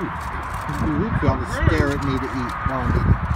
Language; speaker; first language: English; native; English